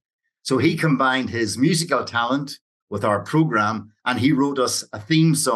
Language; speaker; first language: English; native; English